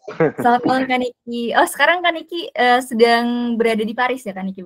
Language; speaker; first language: Indonesian; native; Indonesian